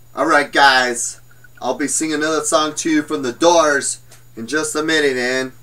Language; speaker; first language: English; native; English